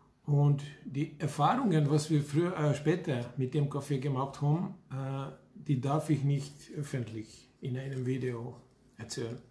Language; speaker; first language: German; non-native, fluent; Hungarian